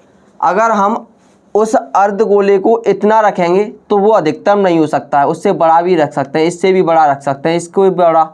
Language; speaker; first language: Hindi; native; Hindi